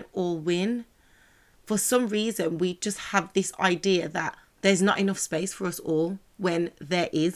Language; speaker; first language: English; native; English